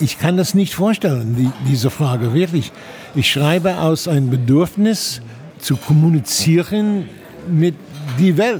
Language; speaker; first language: German; non-native, fluent; English